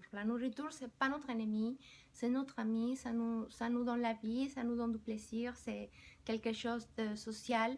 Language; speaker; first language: French; non-native, fluent; Spanish